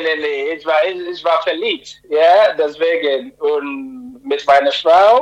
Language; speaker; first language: German; non-native, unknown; Akan